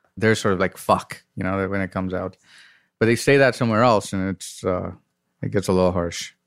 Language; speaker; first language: English; non-native, local second language; Tamil